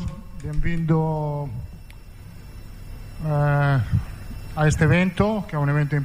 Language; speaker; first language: Portuguese; non-native, fluent; Italian